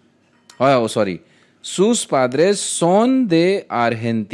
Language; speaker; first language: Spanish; non-native, learner; Hindi